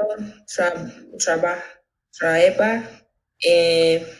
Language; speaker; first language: Spanish; non-native, learner; English